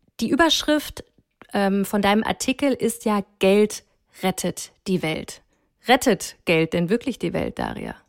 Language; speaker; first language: German; native; German